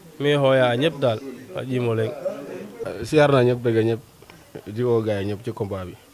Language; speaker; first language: Wolof; non-native, local second language; Serer